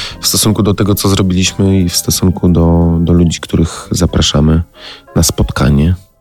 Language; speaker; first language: Polish; native; Polish